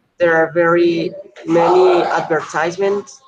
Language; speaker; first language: English; non-native, learner; Spanish